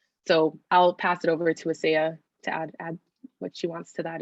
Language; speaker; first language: English; native; English